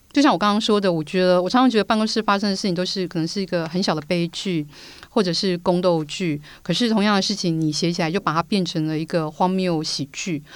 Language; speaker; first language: Chinese; native; Chinese